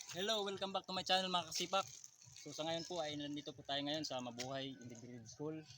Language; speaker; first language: Filipino; non-native, local second language; Masbatenyo